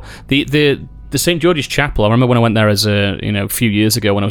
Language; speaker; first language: English; native; English